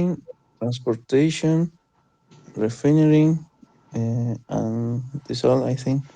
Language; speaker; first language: English; non-native, learner; Spanish